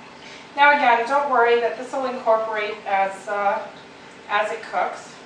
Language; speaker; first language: English; native; English